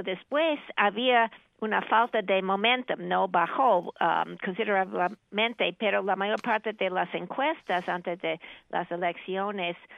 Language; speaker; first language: Spanish; non-native, fluent; English